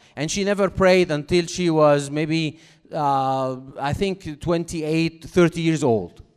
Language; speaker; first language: English; non-native, fluent; Arabic